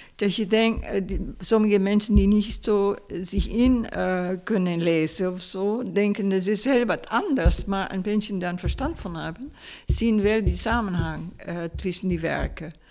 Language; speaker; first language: Dutch; non-native, fluent; Spanish